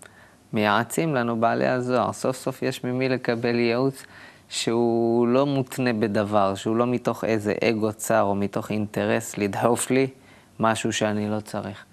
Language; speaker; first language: Hebrew; native; Hebrew